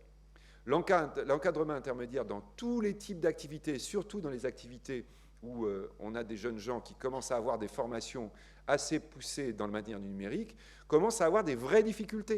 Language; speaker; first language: French; native; French